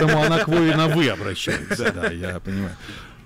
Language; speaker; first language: Russian; native; Russian